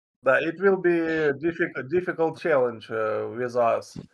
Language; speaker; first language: English; non-native, learner; Russian